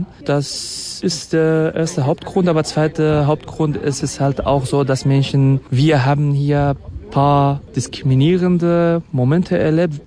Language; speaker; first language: German; non-native, fluent; Kurdish